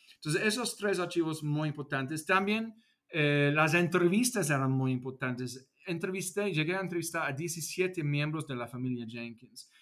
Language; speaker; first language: Spanish; non-native, fluent; English